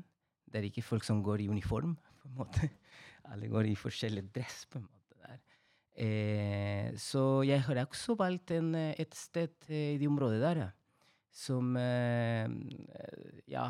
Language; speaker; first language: Norwegian; non-native, fluent; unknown